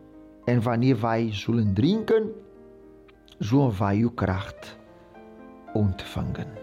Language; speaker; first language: Dutch; non-native, local second language; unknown